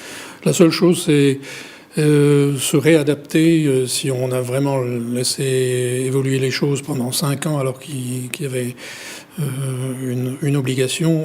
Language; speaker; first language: French; native; French